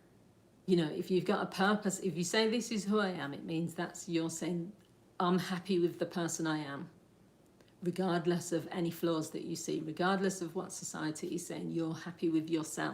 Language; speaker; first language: English; native; English